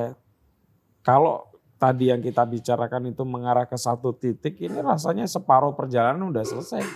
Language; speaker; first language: Indonesian; native; Indonesian